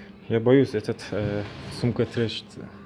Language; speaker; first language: Russian; non-native, learner; Turkmen